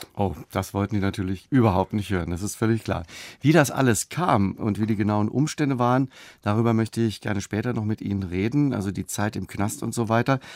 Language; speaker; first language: German; native; German